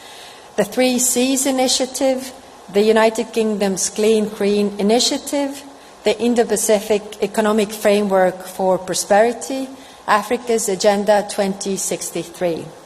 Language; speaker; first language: English; non-native, fluent; Estonian